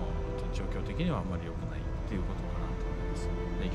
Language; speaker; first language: Japanese; native; Japanese